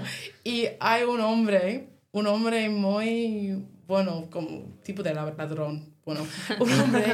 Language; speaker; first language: Spanish; non-native, learner; English